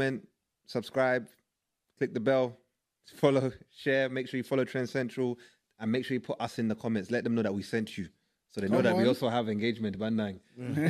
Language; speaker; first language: English; native; English